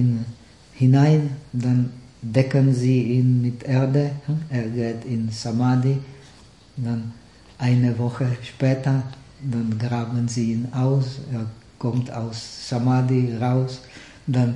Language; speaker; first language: German; non-native, fluent; Czech